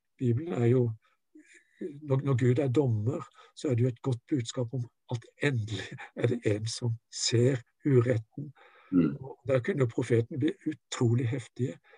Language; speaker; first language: Norwegian; native; Norwegian